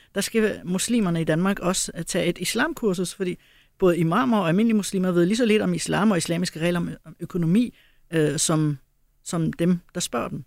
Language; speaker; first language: Danish; early bilingual, other home language; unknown